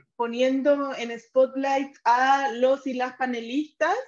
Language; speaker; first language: Spanish; native; Spanish